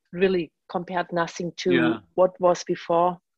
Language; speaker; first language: English; non-native, fluent; German